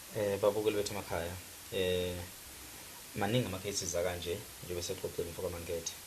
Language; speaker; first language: Zulu; native; Zulu